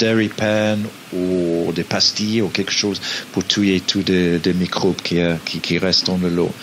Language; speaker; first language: French; non-native, learner; English